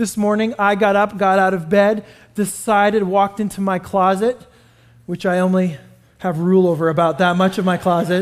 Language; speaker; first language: English; native; English